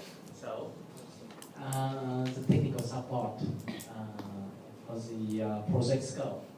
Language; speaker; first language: English; non-native, learner; Vietnamese